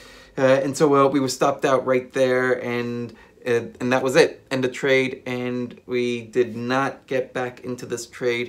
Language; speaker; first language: English; native; English